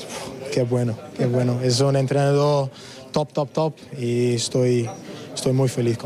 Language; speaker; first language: Spanish; non-native, learner; English